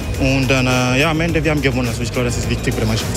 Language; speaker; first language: German; non-native, learner; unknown